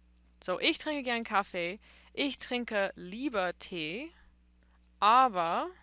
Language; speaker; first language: German; non-native, fluent; English